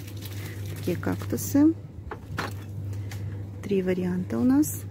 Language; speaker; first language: Russian; native; Russian